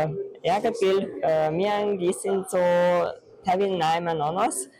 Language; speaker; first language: Mongolian; non-native, fluent; Hungarian